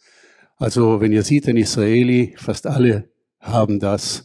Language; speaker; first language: German; non-native, fluent; Hebrew